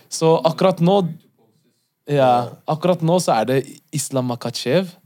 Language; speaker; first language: Norwegian; early bilingual, other home language; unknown